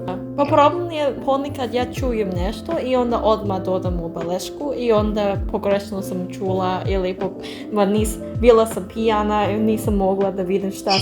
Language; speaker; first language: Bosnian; non-native, learner; English